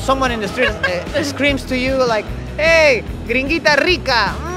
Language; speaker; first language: English; non-native, fluent; Spanish